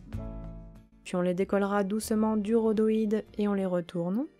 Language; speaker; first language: French; native; French